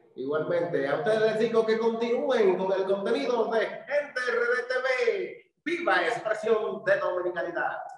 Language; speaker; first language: Spanish; native; Spanish